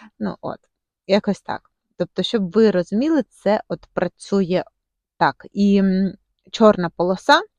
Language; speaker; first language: Ukrainian; non-native, local second language; Russian